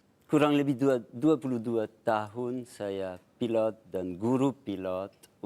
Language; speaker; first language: Indonesian; non-native, fluent; French